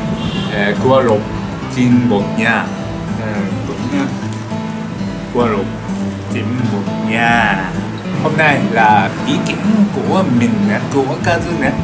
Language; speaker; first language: Vietnamese; non-native, learner; Japanese